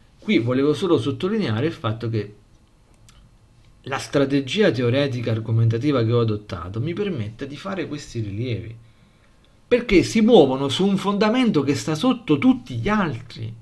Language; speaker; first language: Italian; native; Italian